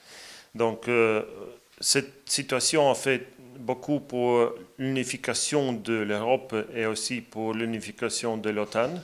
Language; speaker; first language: French; non-native, fluent; Latvian